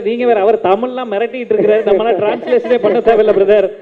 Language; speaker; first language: Tamil; native; Tamil